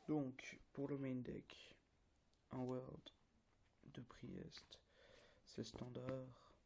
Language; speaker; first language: French; native; French